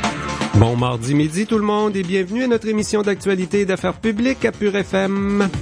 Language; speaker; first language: French; native; French